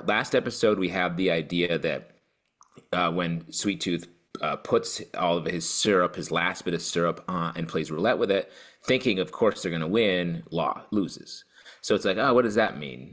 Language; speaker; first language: English; native; English